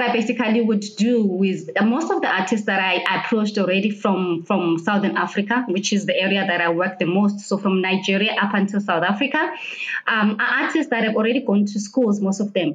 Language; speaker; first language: English; non-native, local second language; Xhosa